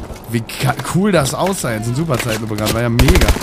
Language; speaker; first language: German; native; German